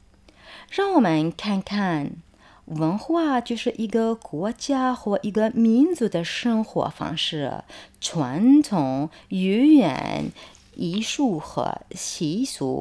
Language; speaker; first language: Chinese; non-native, fluent; Arabic